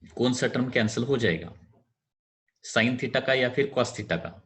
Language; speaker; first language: Hindi; non-native, local second language; Marathi